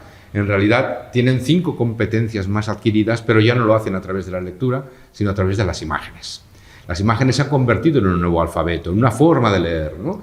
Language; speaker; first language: Spanish; native; Spanish